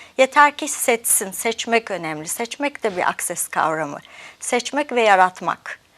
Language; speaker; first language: Turkish; early bilingual, heritage; Turkish